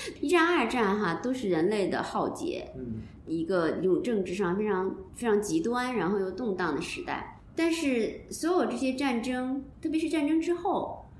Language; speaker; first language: Chinese; native; Chinese